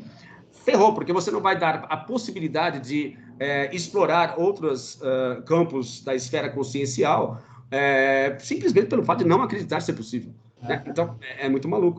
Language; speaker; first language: Portuguese; native; Portuguese